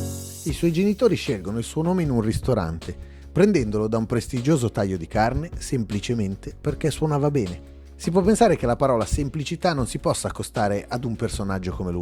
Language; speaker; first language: Italian; native; Italian